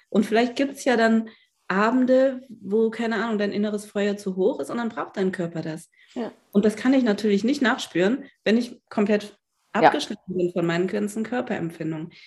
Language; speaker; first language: German; native; German